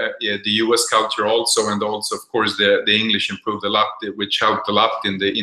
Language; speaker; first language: English; non-native, fluent; Swedish